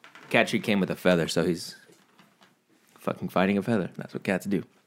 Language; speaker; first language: English; early bilingual, other home language; Spanish